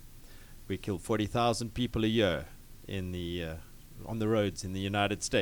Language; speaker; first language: English; native; English